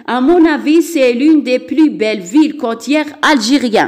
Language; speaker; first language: French; non-native, local second language; Arabic